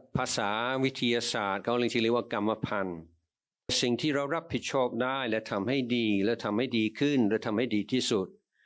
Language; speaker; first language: Thai; non-native, fluent; English